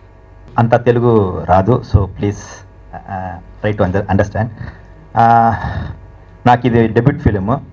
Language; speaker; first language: Telugu; non-native, learner; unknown